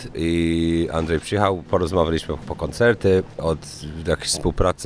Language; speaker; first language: Polish; non-native, learner; English